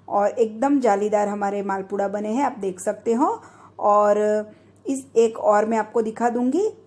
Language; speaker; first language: Hindi; non-native, local second language; Gujarati